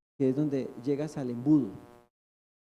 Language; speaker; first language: Spanish; native; Spanish